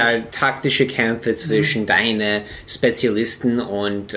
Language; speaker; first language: German; non-native, fluent; English